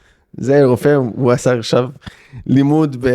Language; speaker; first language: Hebrew; early bilingual, heritage; English